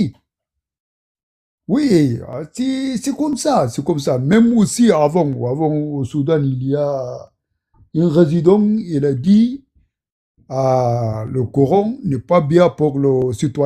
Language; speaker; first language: French; non-native, learner; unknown